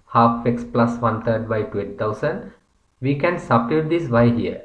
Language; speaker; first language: English; non-native, local second language; Sinhala